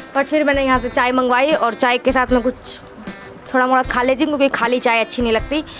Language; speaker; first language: Hindi; native; Hindi